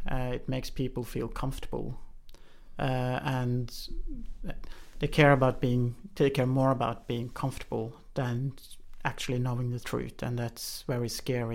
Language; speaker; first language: English; non-native, fluent; Norwegian